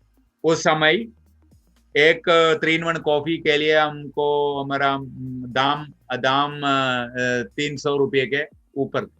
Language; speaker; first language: Hindi; non-native, local second language; Malayalam